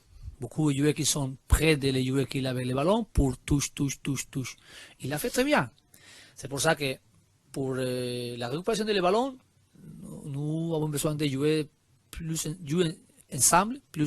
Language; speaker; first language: French; non-native, learner; Spanish